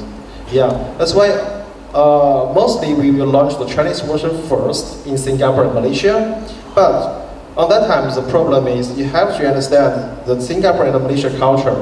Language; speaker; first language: English; non-native, fluent; Chinese